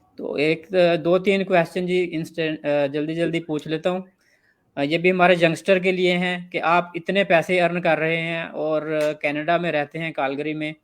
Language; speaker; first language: Urdu; non-native, local second language; Punjabi